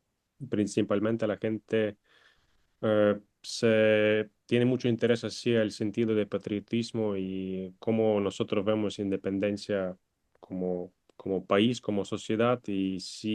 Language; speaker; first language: Spanish; non-native, fluent; Ukrainian